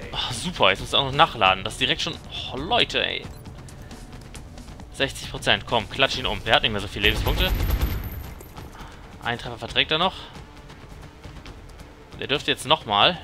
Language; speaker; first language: German; native; German